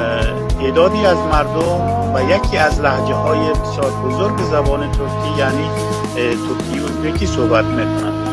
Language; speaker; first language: Persian; non-native, local second language; Uzbek